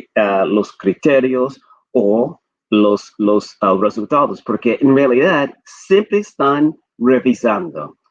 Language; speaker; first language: Spanish; non-native, fluent; English